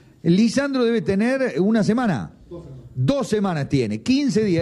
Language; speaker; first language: Spanish; native; Spanish